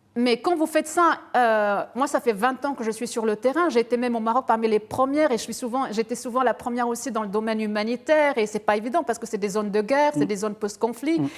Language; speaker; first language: French; early bilingual, other home language; Arabic